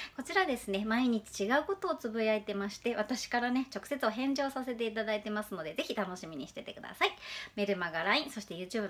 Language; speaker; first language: Japanese; native; Japanese